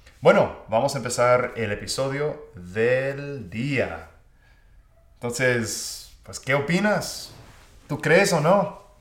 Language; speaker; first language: Spanish; non-native, fluent; English